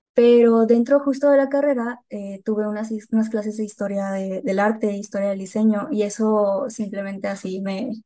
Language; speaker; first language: Spanish; native; Spanish